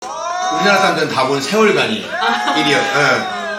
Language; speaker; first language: Korean; native; Korean